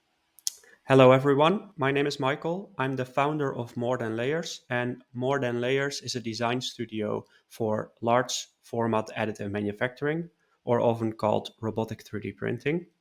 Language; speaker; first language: English; non-native, fluent; Dutch